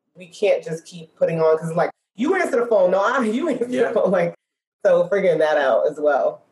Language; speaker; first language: English; native; English